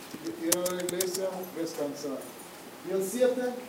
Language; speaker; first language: Spanish; non-native, fluent; English